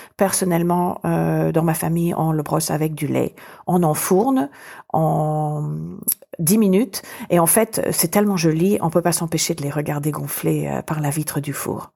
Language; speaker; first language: French; non-native, fluent; English